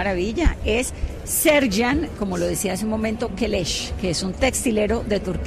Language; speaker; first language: Spanish; native; Spanish